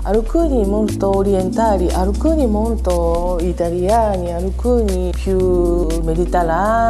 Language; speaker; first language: Italian; non-native, fluent; Japanese